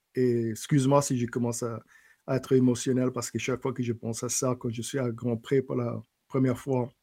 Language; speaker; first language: French; non-native, fluent; English